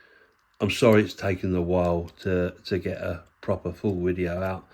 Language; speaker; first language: English; native; English